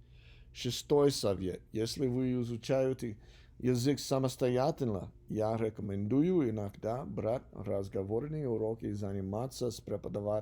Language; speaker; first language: Russian; non-native, learner; English